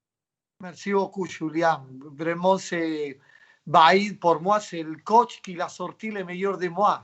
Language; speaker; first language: French; non-native, fluent; Spanish